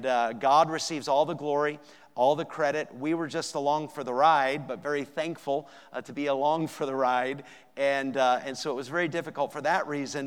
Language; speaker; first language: English; native; English